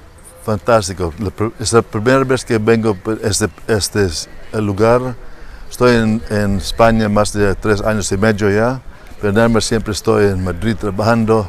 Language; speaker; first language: Spanish; non-native, fluent; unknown